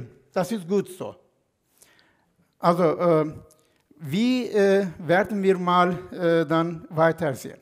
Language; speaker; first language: German; non-native, fluent; Turkish